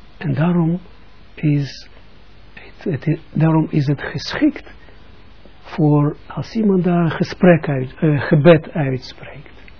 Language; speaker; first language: Dutch; non-native, fluent; Russian